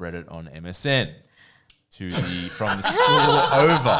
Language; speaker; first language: English; non-native, local second language; Croatian